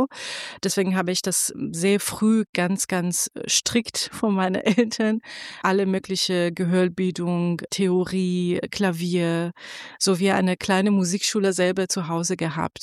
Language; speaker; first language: German; non-native, fluent; Persian